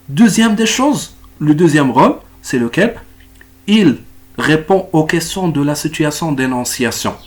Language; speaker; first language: French; non-native, local second language; Arabic